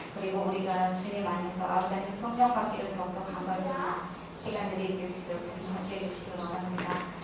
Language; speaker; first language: Korean; native; Korean